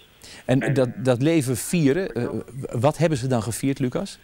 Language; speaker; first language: Dutch; native; Dutch